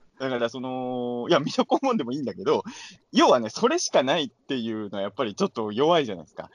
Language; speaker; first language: Japanese; native; Japanese